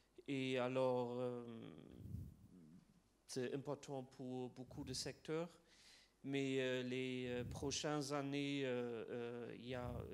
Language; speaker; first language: French; non-native, fluent; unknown